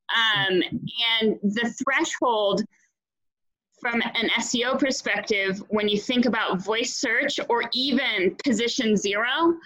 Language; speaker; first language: English; native; English